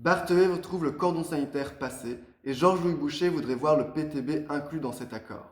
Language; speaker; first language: French; native; French